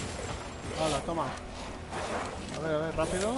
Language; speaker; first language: Spanish; native; Spanish